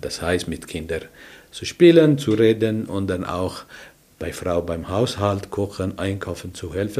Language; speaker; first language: German; non-native, learner; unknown